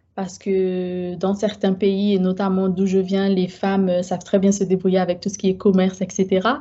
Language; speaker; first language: French; native; French